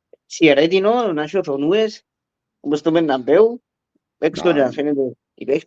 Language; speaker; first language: Greek; early bilingual, heritage; Greek